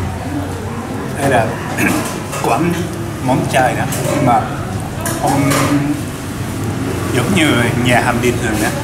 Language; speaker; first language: Vietnamese; non-native, learner; Japanese